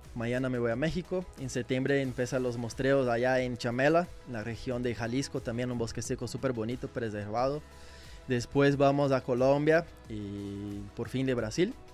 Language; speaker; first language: Spanish; non-native, learner; Portuguese